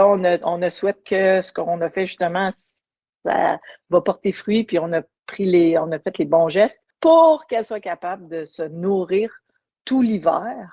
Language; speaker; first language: French; native; French